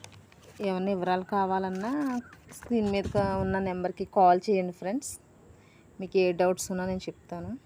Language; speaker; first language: Telugu; native; Telugu